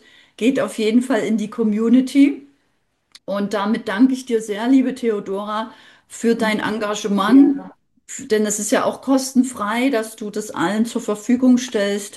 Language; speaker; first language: German; native; German